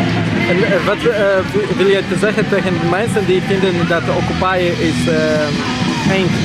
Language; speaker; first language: Dutch; non-native, learner; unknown